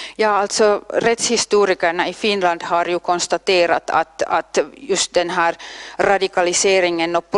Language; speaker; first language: Swedish; non-native, local second language; Finnish